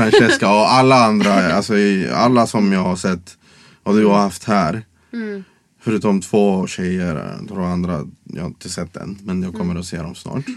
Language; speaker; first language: Swedish; non-native, fluent; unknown